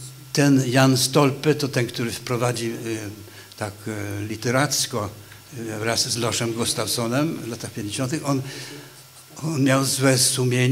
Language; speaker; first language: Polish; non-native, fluent; Swedish